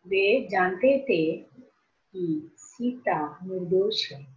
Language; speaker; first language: Hindi; non-native, local second language; Tamil